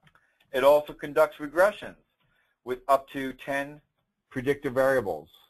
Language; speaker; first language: English; native; English